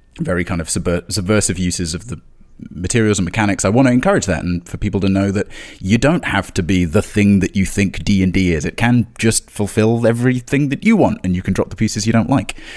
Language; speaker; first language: English; native; English